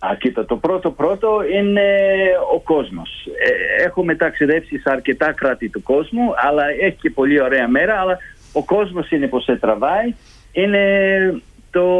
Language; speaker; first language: Greek; early bilingual, heritage; Greek